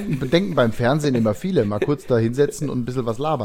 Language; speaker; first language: German; native; German